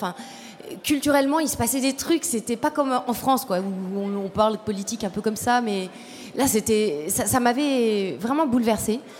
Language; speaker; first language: French; early bilingual, other home language; Spanish